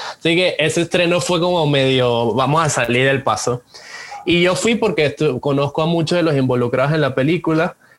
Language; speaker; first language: Spanish; native; Spanish